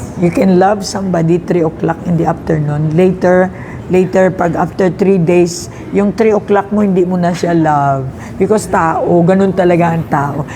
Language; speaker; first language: Filipino; non-native, local second language; Hiligaynon